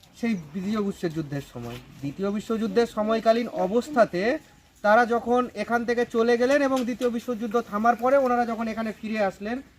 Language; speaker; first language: Bangla; native; Bangla